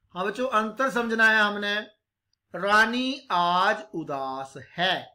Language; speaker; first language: Hindi; non-native, local second language; Punjabi